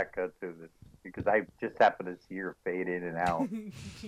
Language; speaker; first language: English; native; English